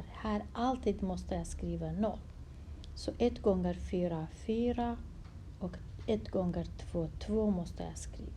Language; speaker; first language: Swedish; non-native, fluent; Kurdish